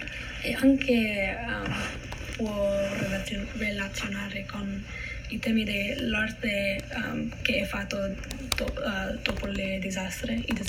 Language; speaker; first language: Italian; non-native, learner; English